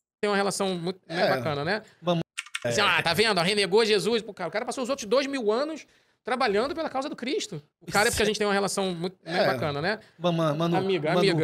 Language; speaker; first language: Portuguese; native; Portuguese